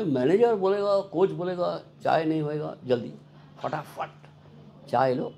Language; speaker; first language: Hindi; non-native, local second language; Bangla